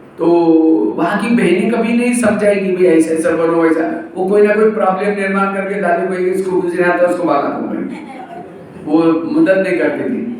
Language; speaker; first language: Hindi; non-native, local second language; Marathi